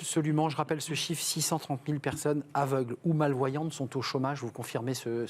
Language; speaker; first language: French; native; French